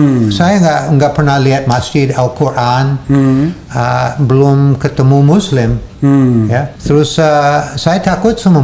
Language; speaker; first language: Indonesian; non-native, learner; English